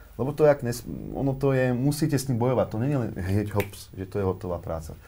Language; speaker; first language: Slovak; native; Slovak